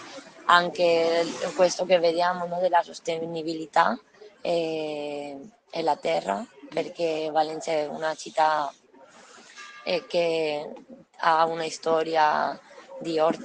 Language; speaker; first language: Italian; non-native, learner; Spanish